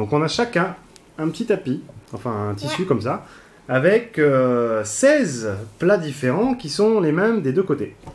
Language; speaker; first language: French; native; French